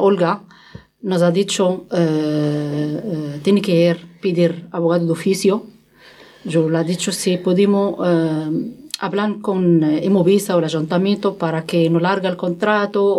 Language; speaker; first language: Spanish; non-native, learner; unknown